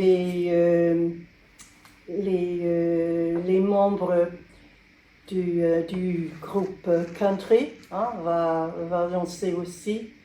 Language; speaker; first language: French; non-native, learner; English